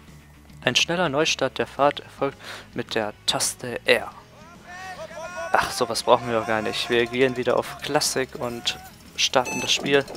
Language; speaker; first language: German; native; German